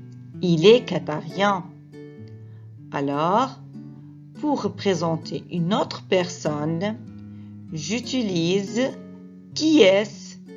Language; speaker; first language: French; non-native, fluent; Arabic